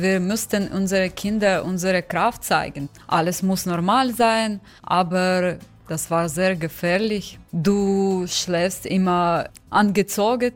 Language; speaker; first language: German; non-native, learner; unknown